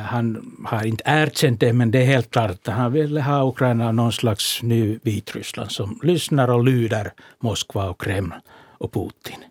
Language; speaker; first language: Swedish; non-native, local second language; Finnish